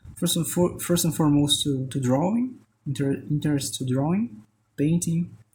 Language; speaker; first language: English; non-native, fluent; Portuguese